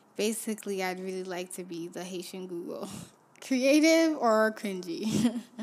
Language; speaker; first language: English; early bilingual, other home language; Haitian Creole